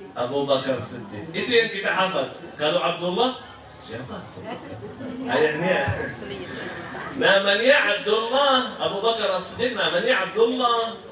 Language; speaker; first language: Malay; non-native, fluent; Arabic